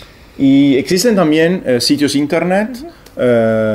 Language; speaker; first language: Spanish; non-native, fluent; Italian